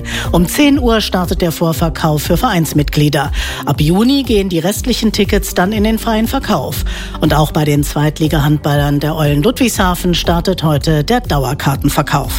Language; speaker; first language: German; native; German